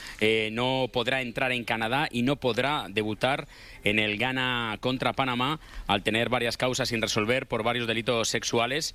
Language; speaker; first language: Spanish; native; Spanish